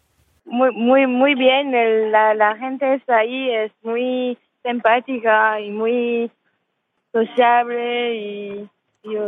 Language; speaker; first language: Spanish; non-native, learner; French